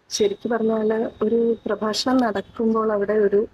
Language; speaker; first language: Malayalam; non-native, local second language; Tamil